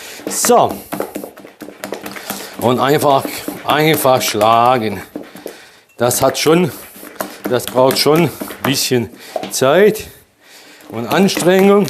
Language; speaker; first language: German; early bilingual, other home language; Polish